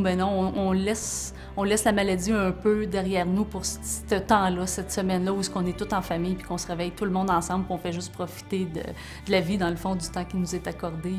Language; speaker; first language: French; native; French